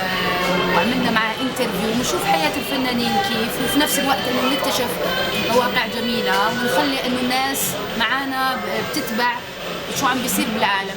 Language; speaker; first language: Arabic; native; Arabic